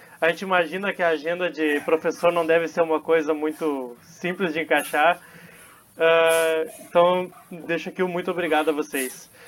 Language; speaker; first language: Portuguese; native; Portuguese